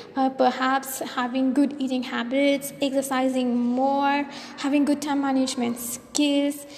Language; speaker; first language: English; non-native, local second language; Morisyen